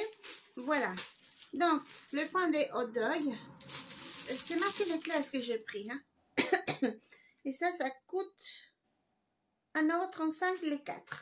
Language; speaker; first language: French; non-native, fluent; Spanish